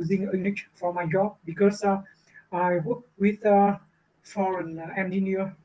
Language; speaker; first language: English; non-native, learner; Vietnamese